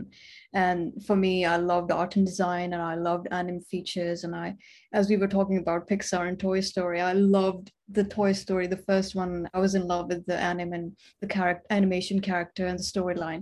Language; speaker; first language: English; non-native, local second language; Urdu